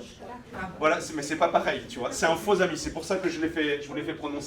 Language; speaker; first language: French; native; French